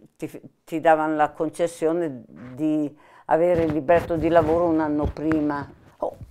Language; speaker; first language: Italian; native; Italian